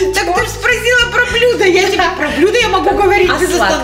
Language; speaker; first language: Russian; native; Russian